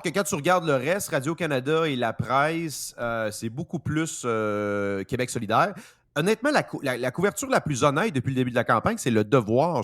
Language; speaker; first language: French; native; French